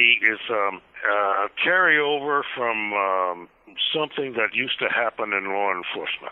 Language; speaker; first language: English; native; English